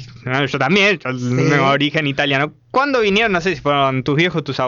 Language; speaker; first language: Spanish; native; Spanish